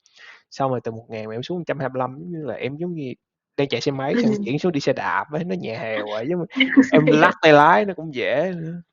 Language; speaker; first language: Vietnamese; native; Vietnamese